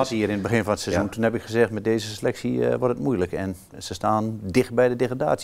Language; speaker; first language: Dutch; native; Dutch